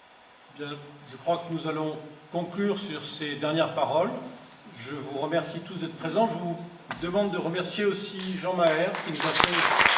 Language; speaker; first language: French; native; French